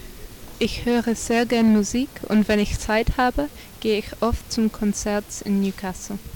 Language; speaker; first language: German; non-native, learner; English